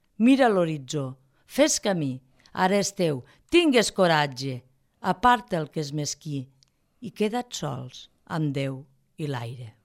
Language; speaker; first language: Catalan; native; Catalan